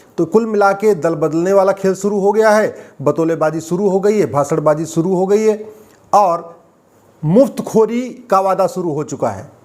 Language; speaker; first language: Hindi; native; Hindi